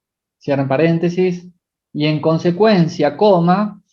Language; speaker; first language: Spanish; native; Spanish